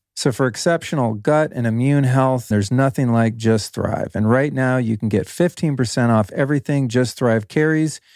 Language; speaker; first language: English; native; English